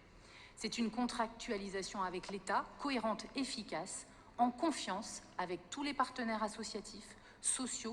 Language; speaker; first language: French; native; French